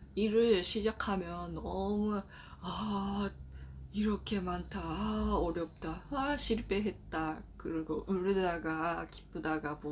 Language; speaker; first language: Korean; non-native, learner; Japanese